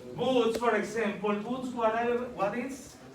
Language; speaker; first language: English; non-native, learner; Spanish